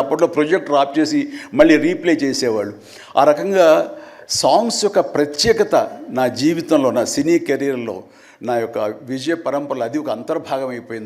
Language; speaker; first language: Telugu; native; Telugu